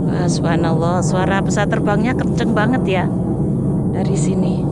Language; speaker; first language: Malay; non-native, local second language; Javanese